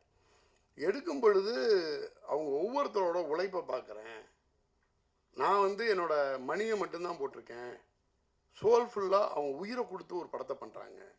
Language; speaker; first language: Tamil; native; Tamil